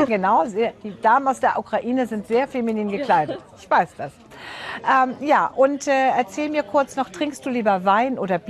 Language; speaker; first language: German; native; German